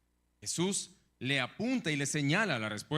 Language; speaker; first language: Spanish; native; Spanish